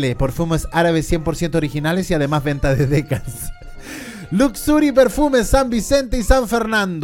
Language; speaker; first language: Spanish; native; Spanish